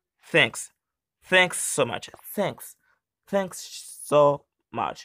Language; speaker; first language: English; non-native, learner; Haitian Creole